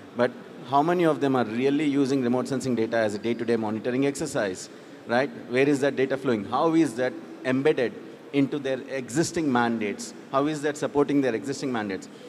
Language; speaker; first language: English; non-native, local second language; Telugu